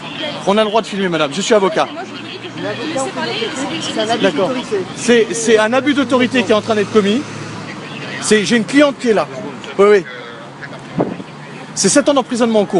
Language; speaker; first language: French; native; French